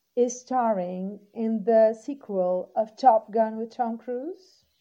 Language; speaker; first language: English; non-native, fluent; Portuguese